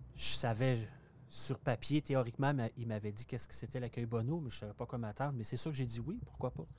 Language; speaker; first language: French; native; French